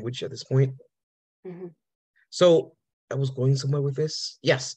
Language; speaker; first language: English; early bilingual, other home language; Spanish